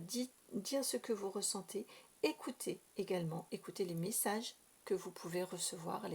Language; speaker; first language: French; native; French